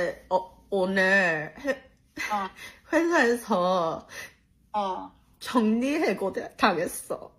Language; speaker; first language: Korean; early bilingual, heritage; Korean